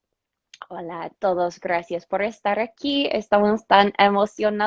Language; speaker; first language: Spanish; non-native, fluent; English